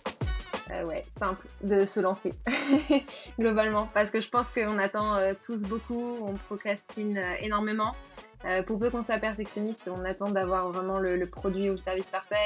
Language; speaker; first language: French; native; French